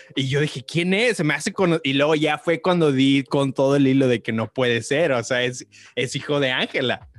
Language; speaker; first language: Spanish; native; Spanish